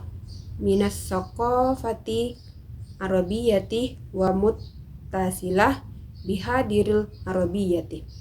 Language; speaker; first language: Arabic; non-native, learner; Indonesian